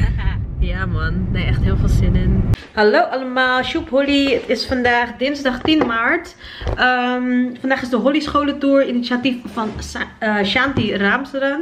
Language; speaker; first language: Dutch; native; Dutch